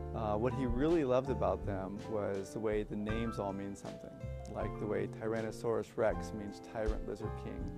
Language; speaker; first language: English; native; English